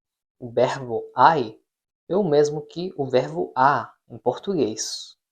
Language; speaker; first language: Portuguese; non-native, fluent; Spanish